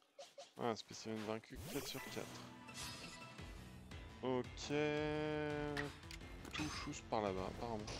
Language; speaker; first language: French; native; French